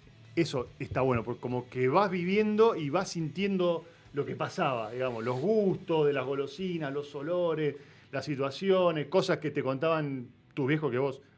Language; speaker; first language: Spanish; native; Spanish